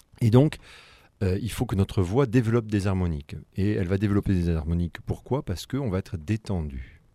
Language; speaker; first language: French; native; French